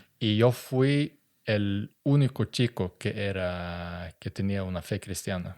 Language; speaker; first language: Spanish; early bilingual, other home language; Norwegian